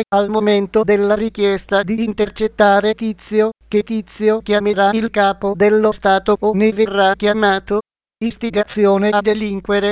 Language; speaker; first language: Italian; native; Italian